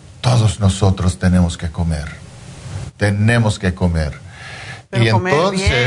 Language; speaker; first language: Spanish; non-native, fluent; English